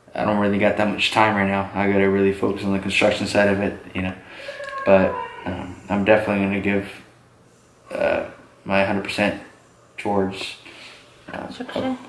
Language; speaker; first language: English; native; English